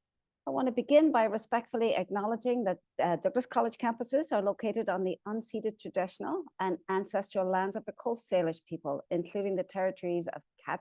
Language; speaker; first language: English; native; English